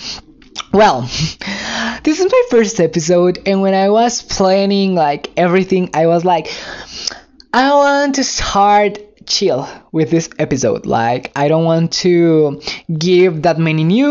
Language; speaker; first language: English; non-native, fluent; Spanish